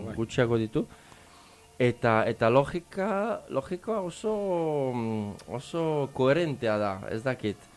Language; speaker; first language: Basque; non-native, learner; Italian